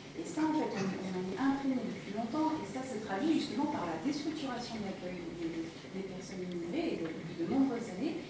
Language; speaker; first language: French; native; French